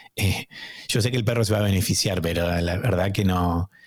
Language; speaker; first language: Spanish; native; Spanish